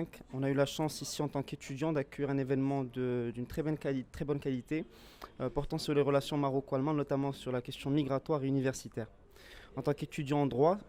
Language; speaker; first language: French; non-native, local second language; Arabic